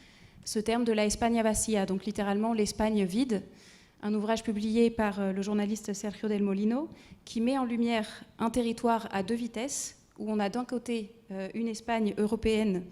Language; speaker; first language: French; native; French